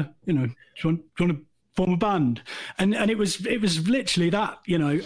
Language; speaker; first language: English; native; English